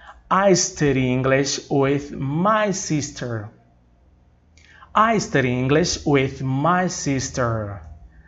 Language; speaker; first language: English; non-native, fluent; Portuguese